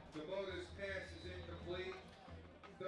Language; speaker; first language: English; native; English